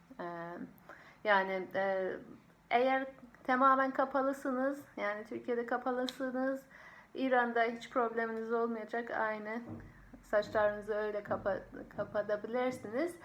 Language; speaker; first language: Turkish; non-native, fluent; Persian